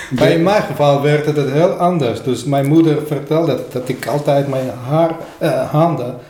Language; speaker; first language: Dutch; non-native, learner; Armenian